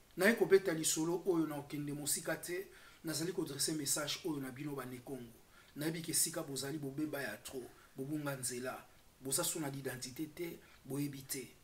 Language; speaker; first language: Lingala; non-native, local second language; Kongo